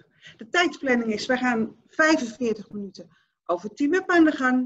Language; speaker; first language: Dutch; native; Dutch